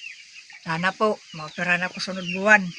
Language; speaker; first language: Filipino; non-native, local second language; Cebuano